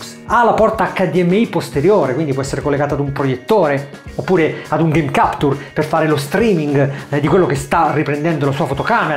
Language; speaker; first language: Italian; native; Italian